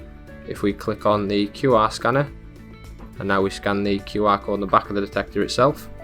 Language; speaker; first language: English; native; English